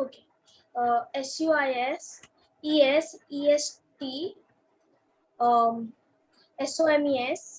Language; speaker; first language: French; non-native, learner; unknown